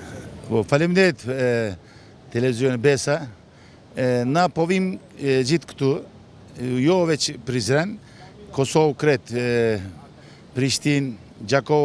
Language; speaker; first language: Albanian; early bilingual, heritage; Turkish